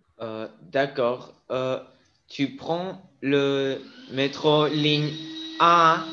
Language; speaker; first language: French; non-native, learner; English